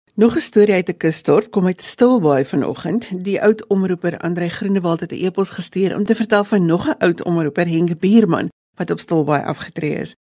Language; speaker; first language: Afrikaans; native; Afrikaans